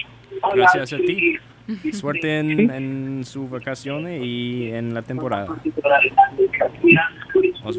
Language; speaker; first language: Spanish; non-native, learner; English